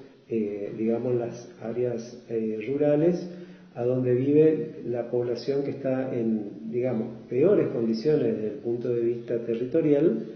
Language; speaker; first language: Spanish; native; Spanish